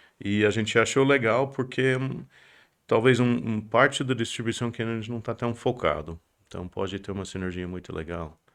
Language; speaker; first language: Portuguese; non-native, fluent; English